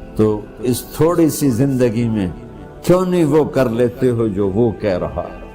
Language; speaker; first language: Urdu; non-native, local second language; Punjabi